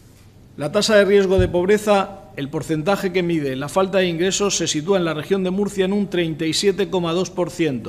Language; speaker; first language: Spanish; native; Spanish